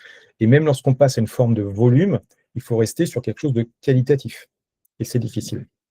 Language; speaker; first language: French; native; French